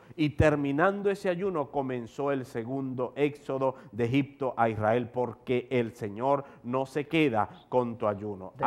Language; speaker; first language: Spanish; native; Spanish